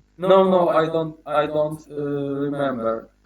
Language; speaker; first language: English; non-native, learner; Polish